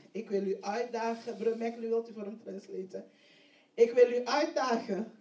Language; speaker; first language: Dutch; non-native, fluent; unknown